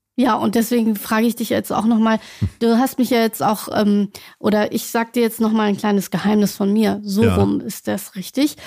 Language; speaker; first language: German; native; German